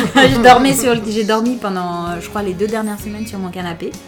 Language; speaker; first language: French; non-native, local second language; Fula